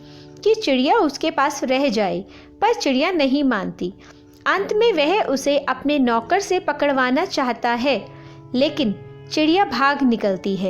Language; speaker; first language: Hindi; native; Hindi